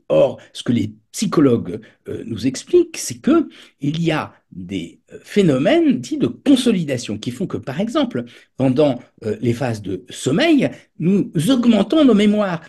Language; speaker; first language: French; native; French